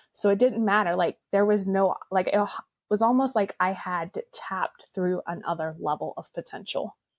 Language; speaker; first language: English; non-native, local second language; Pennsylvania German